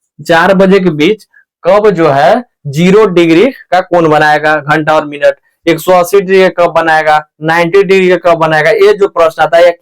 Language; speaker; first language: Hindi; native; Hindi